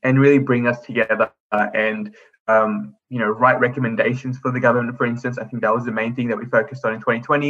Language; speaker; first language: English; native; English